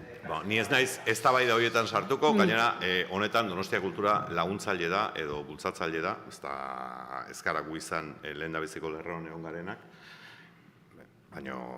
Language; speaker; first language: Basque; native; Basque